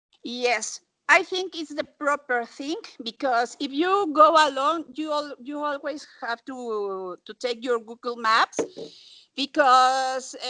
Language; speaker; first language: English; non-native, learner; Spanish